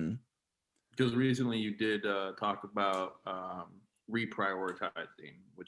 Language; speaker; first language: English; native; English